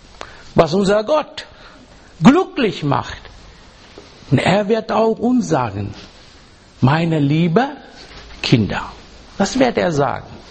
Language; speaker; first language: German; non-native, learner; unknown